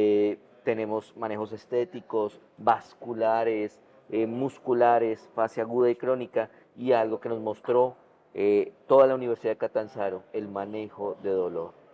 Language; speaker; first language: Spanish; native; Spanish